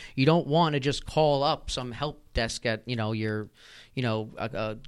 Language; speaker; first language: English; native; English